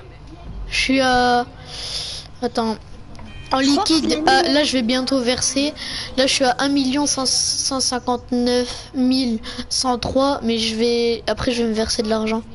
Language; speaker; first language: French; native; French